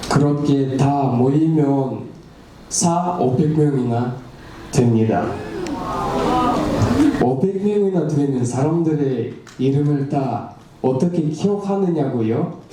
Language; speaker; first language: Korean; non-native, learner; Kyrgyz